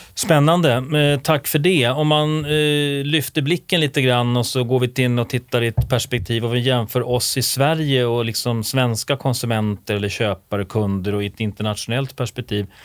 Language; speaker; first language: Swedish; native; Swedish